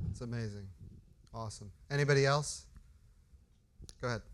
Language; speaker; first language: English; native; English